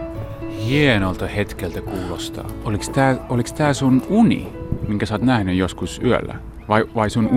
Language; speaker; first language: Finnish; native; Finnish